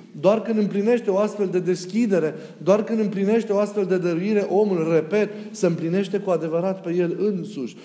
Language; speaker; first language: Romanian; native; Romanian